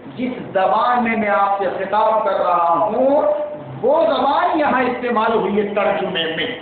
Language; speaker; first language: Urdu; native; Urdu